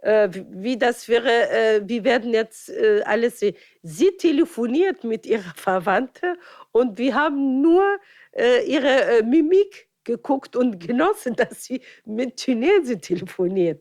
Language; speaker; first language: German; non-native, fluent; Arabic